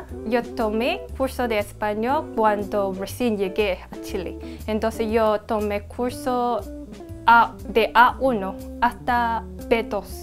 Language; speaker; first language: Spanish; non-native, learner; Cantonese